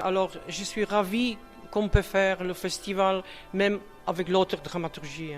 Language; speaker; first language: French; non-native, fluent; Czech